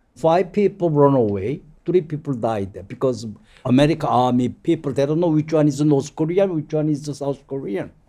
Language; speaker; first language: English; non-native, learner; Korean